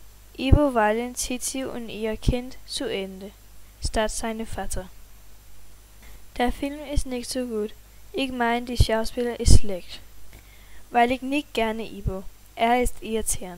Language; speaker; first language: German; non-native, learner; Danish